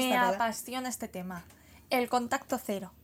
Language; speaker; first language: Spanish; native; Spanish